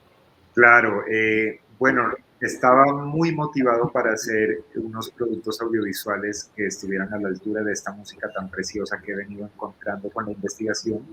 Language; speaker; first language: Spanish; native; Spanish